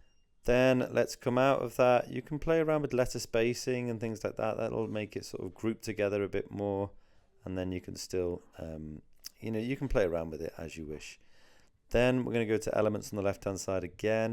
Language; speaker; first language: English; native; English